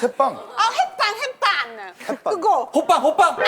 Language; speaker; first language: Korean; native; Korean